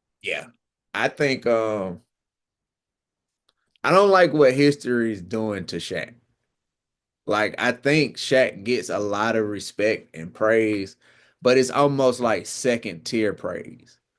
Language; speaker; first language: English; native; English